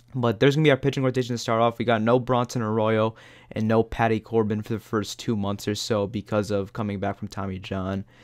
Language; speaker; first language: English; native; English